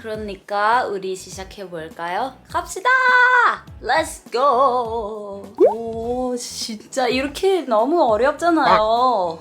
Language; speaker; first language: Korean; non-native, learner; Thai